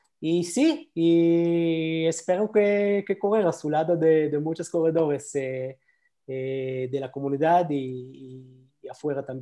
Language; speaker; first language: Spanish; non-native, learner; Hebrew